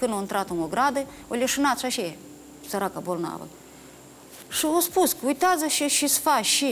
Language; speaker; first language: Romanian; native; Romanian